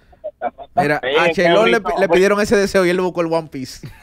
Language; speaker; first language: Spanish; native; Spanish